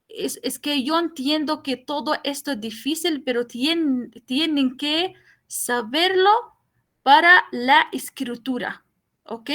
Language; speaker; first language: Spanish; non-native, fluent; Arabic